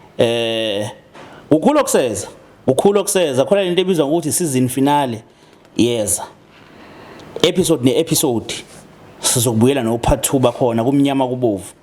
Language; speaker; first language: Zulu; native; Zulu